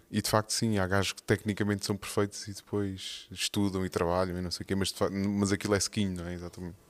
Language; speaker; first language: Portuguese; native; Portuguese